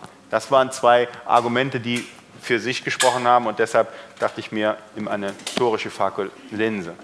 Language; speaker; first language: German; native; German